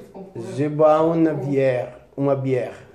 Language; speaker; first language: French; non-native, learner; Portuguese